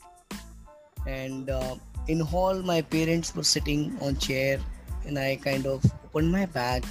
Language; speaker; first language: English; non-native, local second language; Hindi